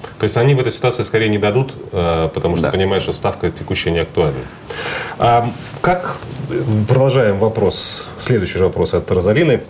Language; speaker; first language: Russian; native; Russian